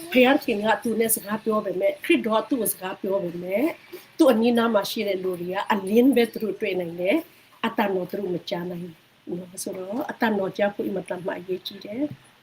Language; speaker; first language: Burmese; non-native, local second language; Hakha Chin